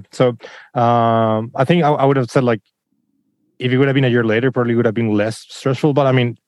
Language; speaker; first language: English; non-native, fluent; Spanish